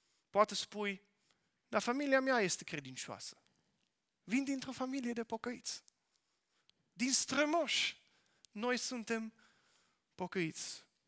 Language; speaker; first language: Romanian; non-native, fluent; Dutch